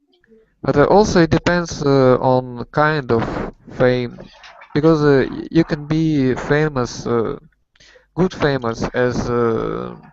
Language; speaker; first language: English; non-native, learner; Russian